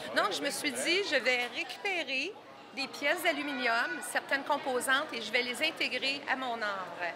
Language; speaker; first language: French; native; French